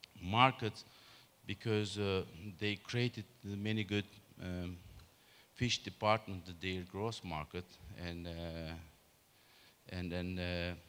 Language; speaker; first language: English; non-native, learner; Turkish